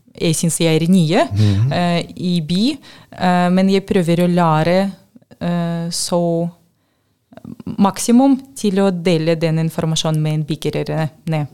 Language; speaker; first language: Norwegian; non-native, learner; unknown